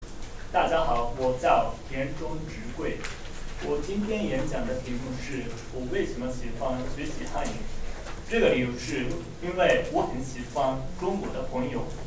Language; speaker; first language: Chinese; non-native, learner; Japanese